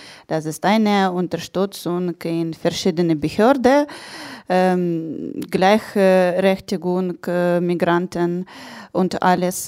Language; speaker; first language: German; non-native, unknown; Ukrainian